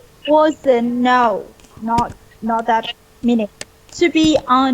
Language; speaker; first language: English; non-native, fluent; Vietnamese